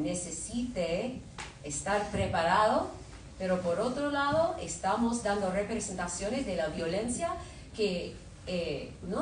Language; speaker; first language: Spanish; non-native, fluent; English